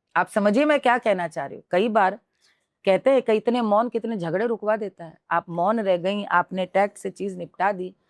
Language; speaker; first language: Hindi; native; Hindi